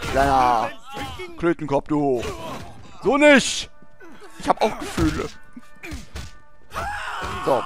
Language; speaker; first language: German; native; German